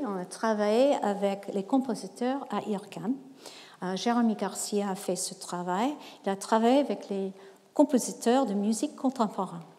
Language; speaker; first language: French; non-native, fluent; English